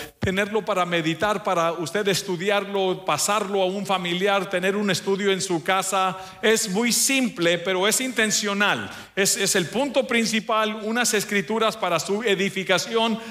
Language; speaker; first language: Spanish; early bilingual, heritage; Spanish